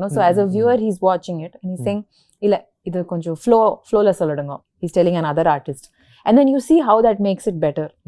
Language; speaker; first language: Tamil; non-native, local second language; Kannada